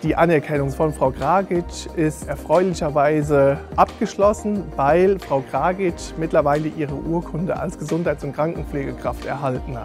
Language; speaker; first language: German; native; German